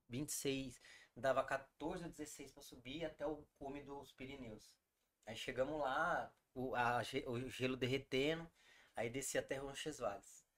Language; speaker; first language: Portuguese; native; Portuguese